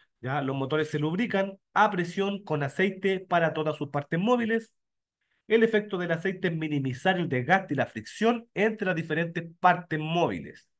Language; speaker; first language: Spanish; native; Spanish